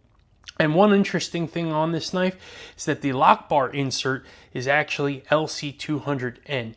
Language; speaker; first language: English; native; English